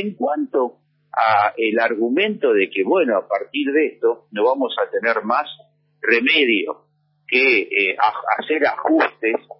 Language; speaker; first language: Spanish; native; Spanish